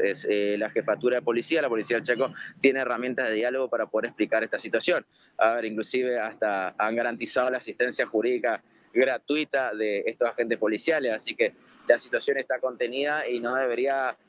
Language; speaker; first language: Spanish; native; Spanish